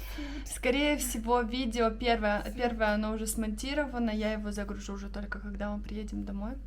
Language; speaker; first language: Russian; native; Russian